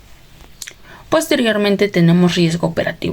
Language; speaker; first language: Spanish; native; Spanish